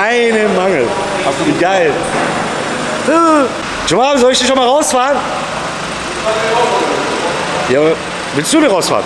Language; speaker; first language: German; native; German